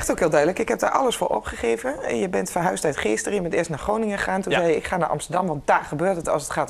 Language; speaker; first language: Dutch; native; Dutch